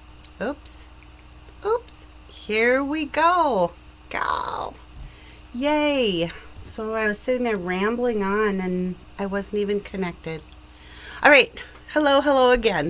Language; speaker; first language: English; native; English